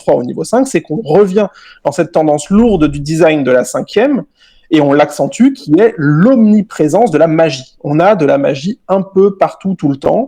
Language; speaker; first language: French; native; French